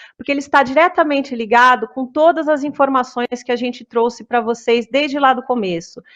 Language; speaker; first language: Portuguese; native; Portuguese